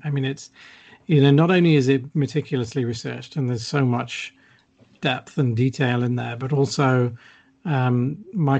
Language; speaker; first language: English; native; English